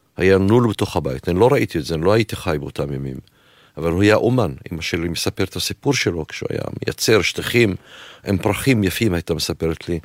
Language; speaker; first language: Hebrew; non-native, local second language; Arabic